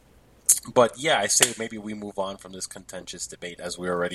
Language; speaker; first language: English; native; English